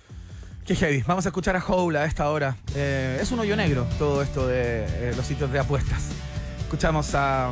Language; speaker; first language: Spanish; native; Spanish